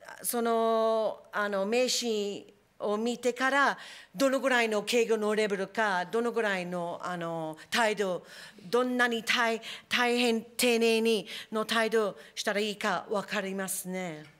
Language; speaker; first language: Japanese; non-native, fluent; English